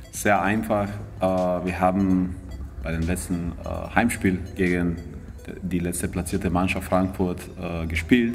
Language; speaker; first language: German; non-native, fluent; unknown